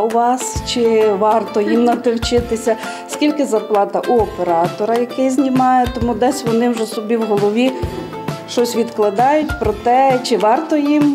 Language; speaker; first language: Ukrainian; native; Ukrainian